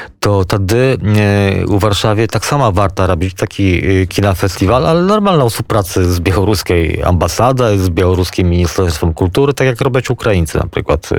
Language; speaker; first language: Polish; non-native, local second language; Belarusian